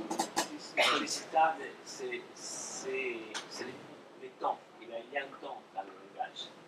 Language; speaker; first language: French; non-native, fluent; Italian